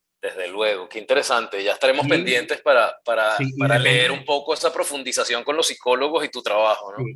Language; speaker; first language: Spanish; native; Spanish